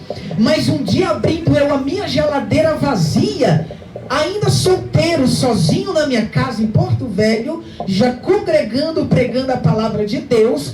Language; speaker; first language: Portuguese; native; Portuguese